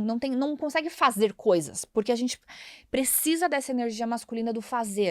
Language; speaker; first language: Portuguese; native; Portuguese